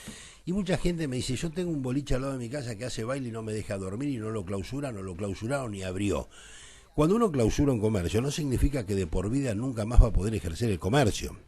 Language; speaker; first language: Spanish; native; Spanish